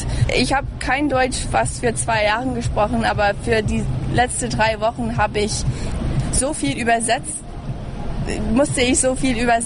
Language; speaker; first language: German; early bilingual, heritage; English